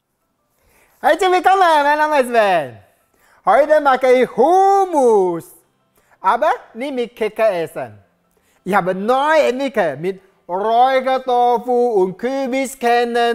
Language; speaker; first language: German; non-native, learner; Japanese